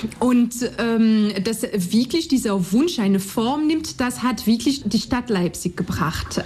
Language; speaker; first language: German; non-native, fluent; French